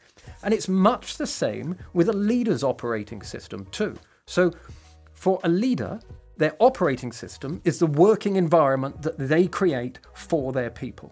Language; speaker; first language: English; native; English